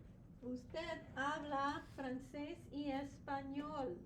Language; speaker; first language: Spanish; non-native, fluent; English